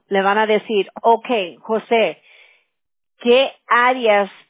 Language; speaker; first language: Spanish; early bilingual, heritage; Spanish